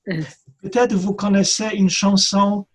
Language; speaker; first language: French; non-native, fluent; Polish